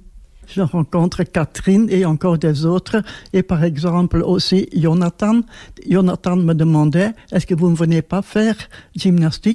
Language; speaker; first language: French; non-native, local second language; Dutch